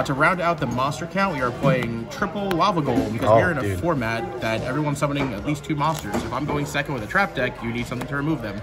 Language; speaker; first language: English; native; English